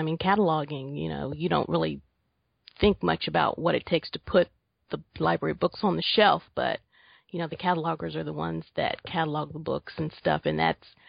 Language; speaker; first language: English; native; English